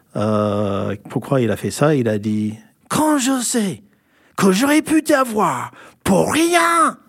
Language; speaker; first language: French; non-native, fluent; English